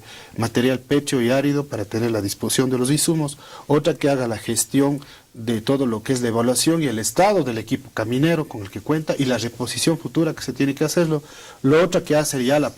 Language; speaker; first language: Spanish; native; Spanish